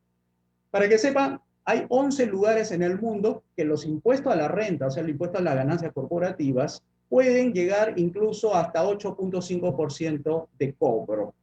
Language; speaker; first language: Spanish; native; Spanish